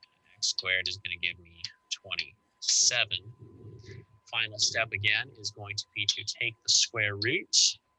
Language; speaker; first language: English; native; English